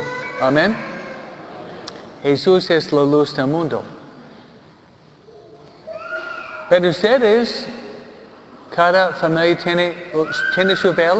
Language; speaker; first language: Spanish; non-native, fluent; English